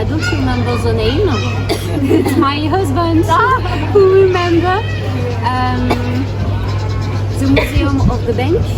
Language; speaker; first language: English; non-native, learner; French